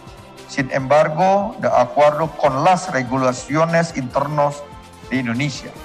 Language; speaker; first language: Spanish; non-native, learner; Indonesian